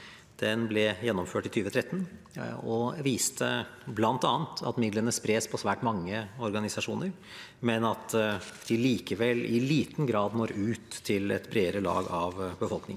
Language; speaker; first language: Norwegian; native; Norwegian